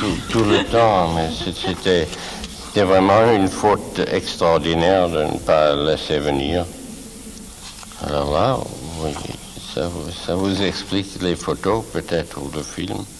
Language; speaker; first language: French; non-native, fluent; Swiss German